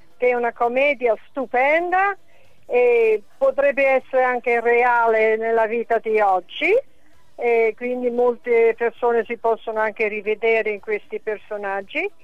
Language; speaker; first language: Italian; non-native, fluent; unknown